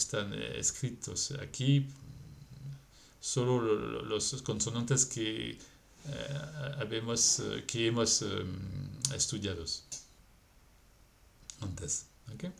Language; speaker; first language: Spanish; non-native, fluent; French